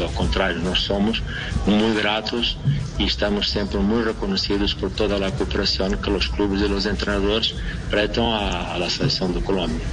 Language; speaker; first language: Portuguese; non-native, fluent; Spanish